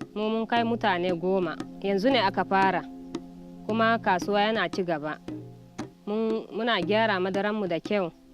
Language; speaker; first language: Hausa; non-native, local second language; Fula